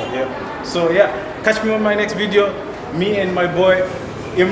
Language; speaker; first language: English; non-native, fluent; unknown